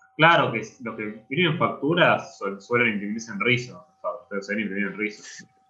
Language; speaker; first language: Spanish; native; Spanish